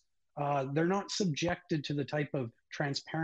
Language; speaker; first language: English; native; English